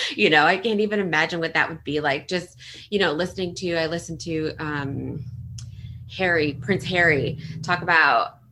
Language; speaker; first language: English; early bilingual, other home language; Italian